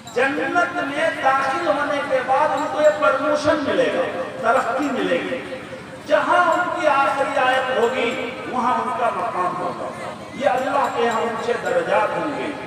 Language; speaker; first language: Urdu; non-native, local second language; Bangla